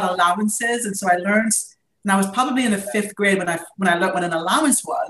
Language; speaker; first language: English; native; English